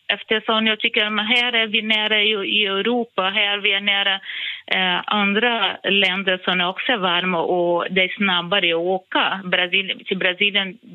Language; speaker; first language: Swedish; non-native, fluent; Portuguese